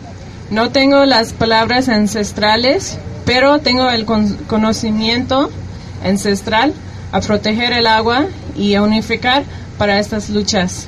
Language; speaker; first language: Spanish; early bilingual, heritage; Spanish